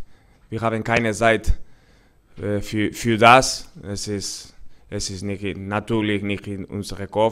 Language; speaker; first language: German; non-native, learner; Spanish